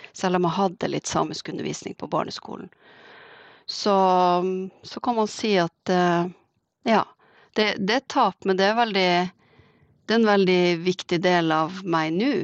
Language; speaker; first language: Norwegian; native; Norwegian